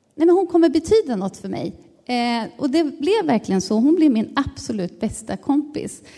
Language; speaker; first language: Swedish; native; Swedish